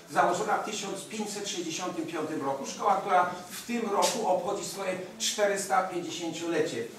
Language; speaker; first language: Polish; early bilingual, heritage; Polish